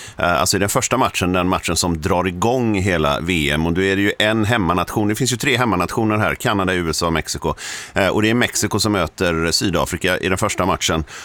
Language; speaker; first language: Swedish; native; Swedish